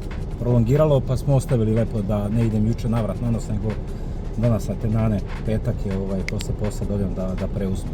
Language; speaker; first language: Serbian; native; Serbian